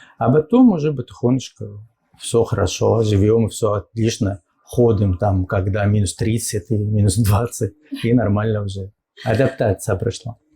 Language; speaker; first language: Russian; non-native, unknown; Arabic